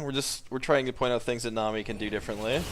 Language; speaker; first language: English; native; English